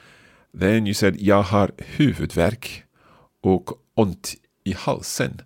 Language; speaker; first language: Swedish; non-native, learner; English